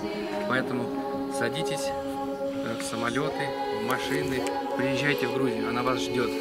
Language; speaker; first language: Russian; native; Russian